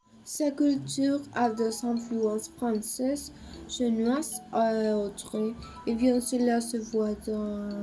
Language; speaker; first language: French; non-native, learner; Spanish